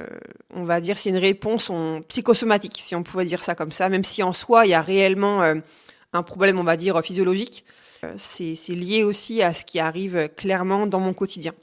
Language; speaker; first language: French; native; French